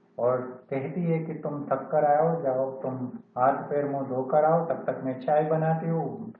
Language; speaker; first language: Hindi; non-native, local second language; Gujarati